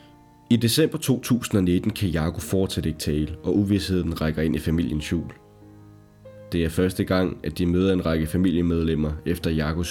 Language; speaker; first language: Danish; native; Danish